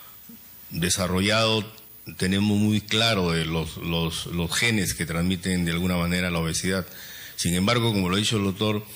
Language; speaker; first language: Spanish; native; Spanish